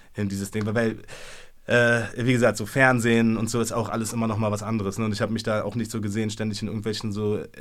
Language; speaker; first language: German; native; German